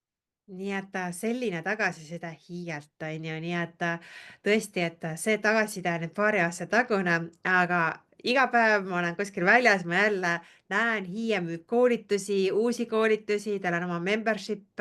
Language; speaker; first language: Estonian; native; Estonian